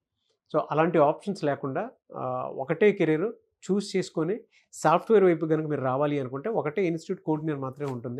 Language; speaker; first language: Telugu; native; Telugu